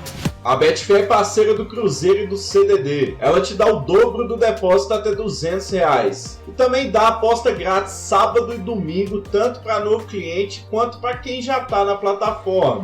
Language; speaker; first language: Portuguese; native; Portuguese